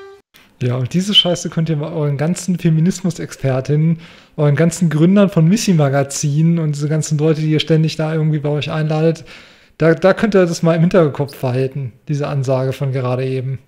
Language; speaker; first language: German; native; German